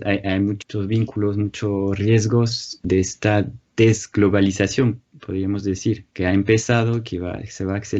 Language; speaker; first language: Spanish; non-native, fluent; French